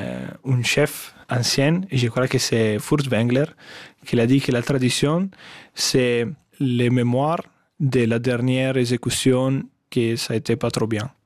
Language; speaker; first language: French; non-native, learner; Italian